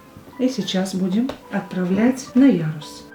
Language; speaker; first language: Russian; native; Russian